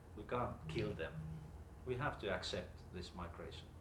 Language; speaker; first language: English; non-native, fluent; Finnish